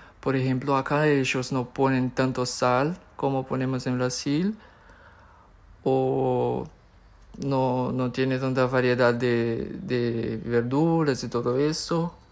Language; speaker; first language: Spanish; non-native, fluent; Portuguese